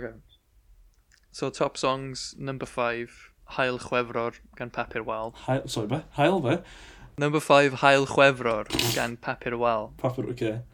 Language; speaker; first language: Welsh; native; Welsh